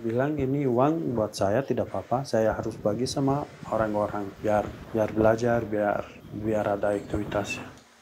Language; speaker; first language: Indonesian; non-native, learner; Persian